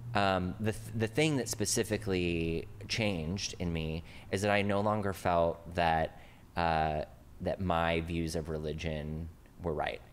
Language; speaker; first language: English; native; English